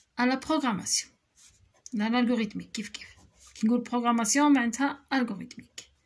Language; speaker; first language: French; non-native, local second language; Arabic